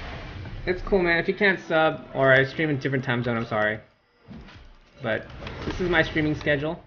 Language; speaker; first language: English; native; English